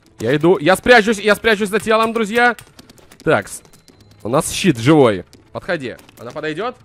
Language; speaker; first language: Russian; native; Russian